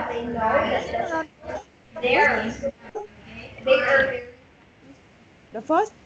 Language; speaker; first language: English; non-native, learner; Vietnamese